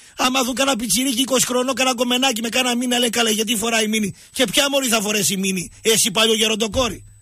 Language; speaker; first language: Greek; native; Greek